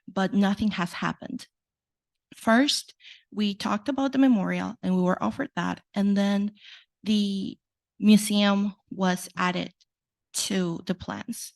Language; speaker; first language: English; non-native, fluent; Spanish